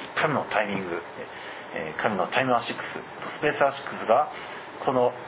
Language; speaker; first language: Japanese; native; Japanese